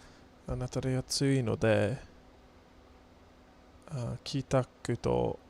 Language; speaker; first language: Japanese; non-native, learner; English